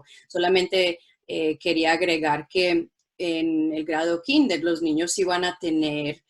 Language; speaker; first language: Spanish; non-native, local second language; English